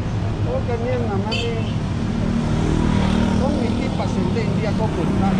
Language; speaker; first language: Filipino; non-native, learner; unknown